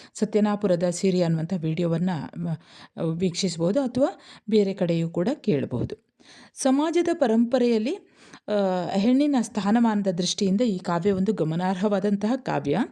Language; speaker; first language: Kannada; native; Kannada